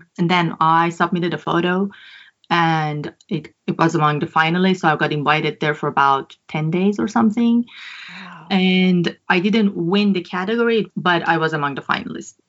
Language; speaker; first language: English; non-native, fluent; Persian